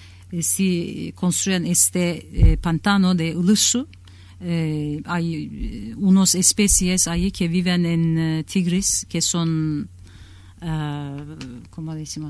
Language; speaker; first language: Spanish; non-native, learner; Kurdish